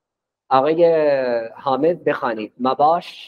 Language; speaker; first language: Persian; non-native, fluent; Urdu